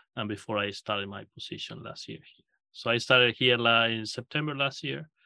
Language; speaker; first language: English; non-native, fluent; Spanish